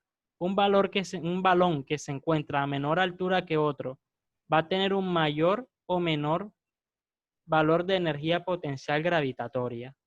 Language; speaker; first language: Spanish; native; Spanish